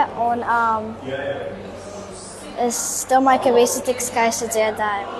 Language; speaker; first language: Latvian; early bilingual, heritage; Latvian